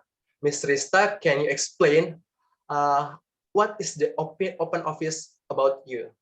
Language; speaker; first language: English; non-native, learner; Indonesian